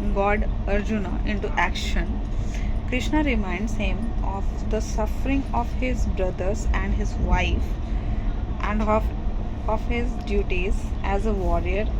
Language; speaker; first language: English; non-native, local second language; Hindi